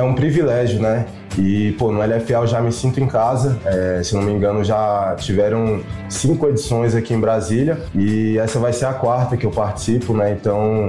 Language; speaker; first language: Portuguese; native; Portuguese